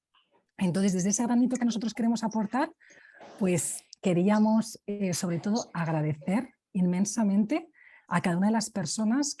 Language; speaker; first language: Spanish; native; Spanish